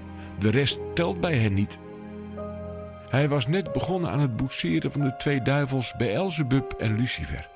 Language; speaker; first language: Dutch; native; Dutch